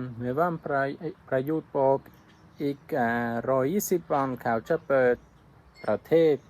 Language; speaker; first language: Thai; non-native, learner; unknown